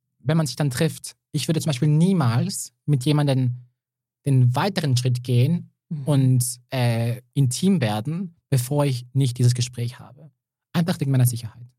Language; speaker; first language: German; early bilingual, other home language; Serbian